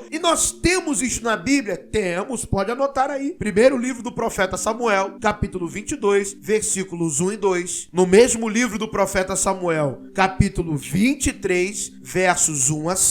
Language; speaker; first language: Portuguese; native; Portuguese